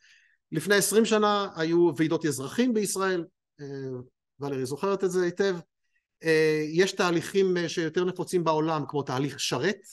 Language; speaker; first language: Hebrew; native; Hebrew